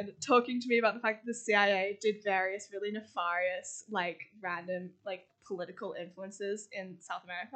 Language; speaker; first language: English; native; English